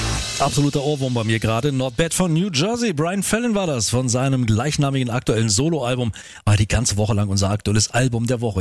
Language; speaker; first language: German; native; German